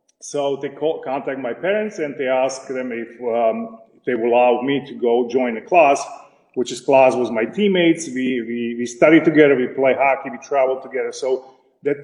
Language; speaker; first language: English; non-native, fluent; Slovak